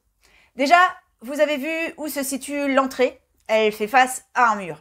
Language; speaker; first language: French; native; French